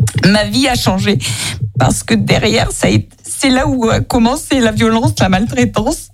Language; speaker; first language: French; native; French